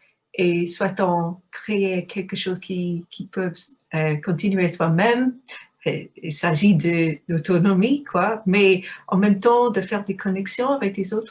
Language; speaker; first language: French; non-native, fluent; English